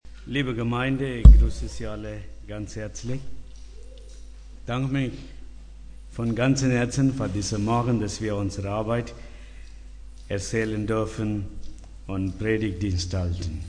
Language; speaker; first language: German; non-native, learner; Tamil